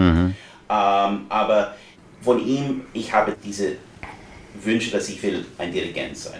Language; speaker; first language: German; non-native, fluent; English